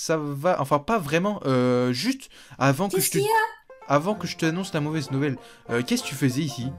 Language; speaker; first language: French; native; French